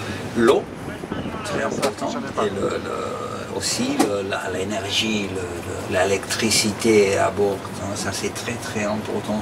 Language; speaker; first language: French; non-native, fluent; Spanish